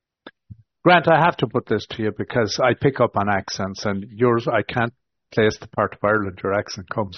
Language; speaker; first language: English; native; English